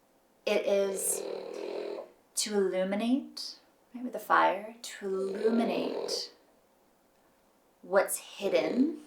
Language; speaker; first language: English; native; English